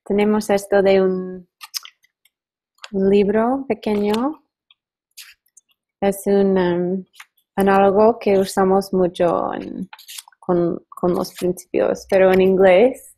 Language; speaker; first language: Spanish; non-native, learner; English